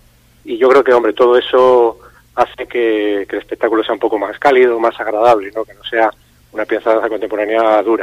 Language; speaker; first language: Spanish; native; Spanish